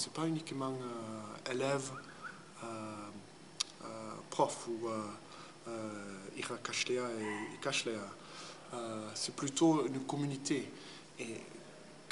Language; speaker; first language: French; early bilingual, heritage; English